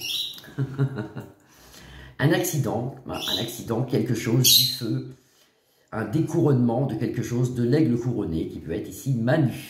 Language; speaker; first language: French; native; French